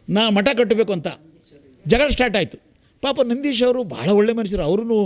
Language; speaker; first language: Kannada; native; Kannada